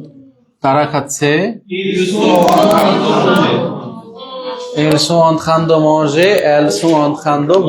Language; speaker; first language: French; non-native, fluent; Bangla